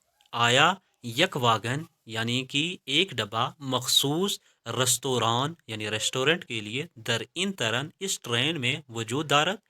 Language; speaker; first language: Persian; non-native, fluent; Urdu